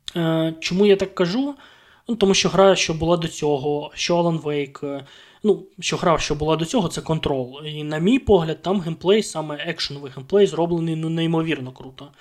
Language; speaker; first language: Ukrainian; non-native, local second language; Russian